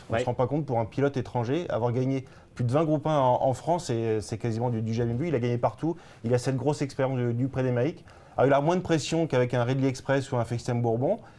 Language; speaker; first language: French; native; French